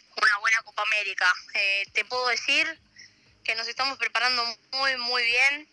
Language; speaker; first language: Spanish; native; Spanish